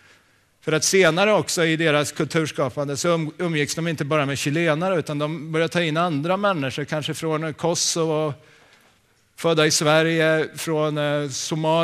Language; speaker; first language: Swedish; native; Swedish